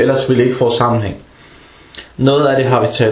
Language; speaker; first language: Danish; early bilingual, other home language; Arabic